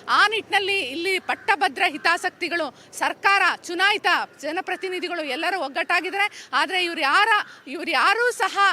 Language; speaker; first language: Kannada; native; Kannada